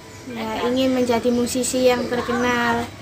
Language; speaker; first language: Indonesian; native; Indonesian